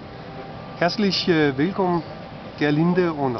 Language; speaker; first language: German; non-native, fluent; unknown